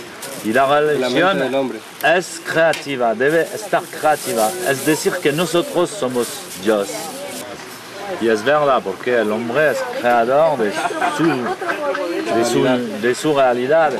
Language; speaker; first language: Spanish; non-native, fluent; French